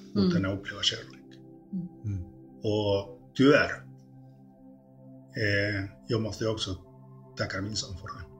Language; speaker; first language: Swedish; early bilingual, other home language; Spanish